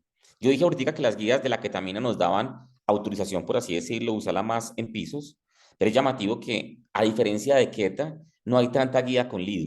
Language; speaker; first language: Spanish; native; Spanish